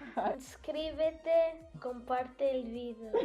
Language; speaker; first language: Spanish; early bilingual, heritage; Spanish